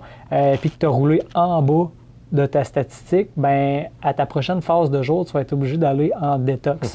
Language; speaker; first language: French; native; French